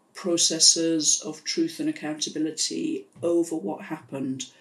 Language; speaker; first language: English; native; English